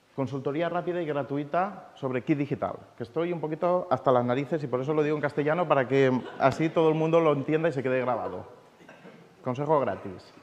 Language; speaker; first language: Spanish; non-native, local second language; Catalan